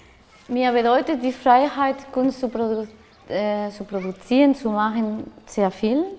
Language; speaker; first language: German; non-native, fluent; Spanish